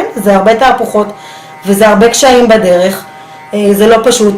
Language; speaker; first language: Hebrew; native; Hebrew